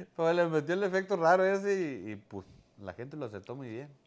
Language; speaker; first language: Spanish; native; Spanish